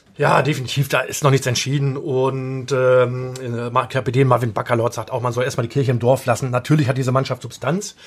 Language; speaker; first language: German; native; German